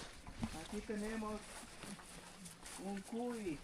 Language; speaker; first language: Spanish; non-native, learner; Italian